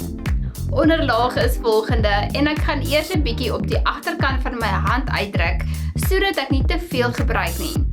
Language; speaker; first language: Afrikaans; native; Afrikaans